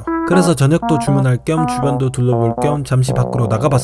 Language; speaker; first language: Korean; native; Korean